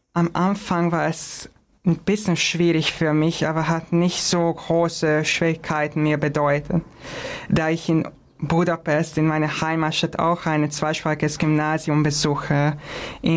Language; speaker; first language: German; non-native, fluent; Hungarian